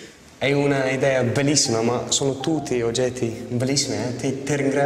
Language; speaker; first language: Italian; non-native, learner; English